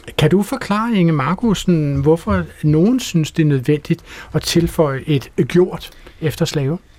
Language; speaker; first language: Danish; native; Danish